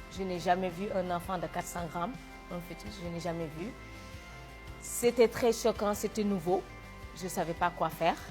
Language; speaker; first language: French; non-native, local second language; Wolof